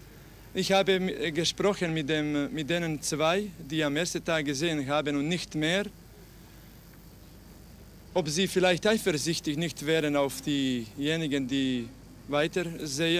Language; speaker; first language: German; non-native, fluent; Croatian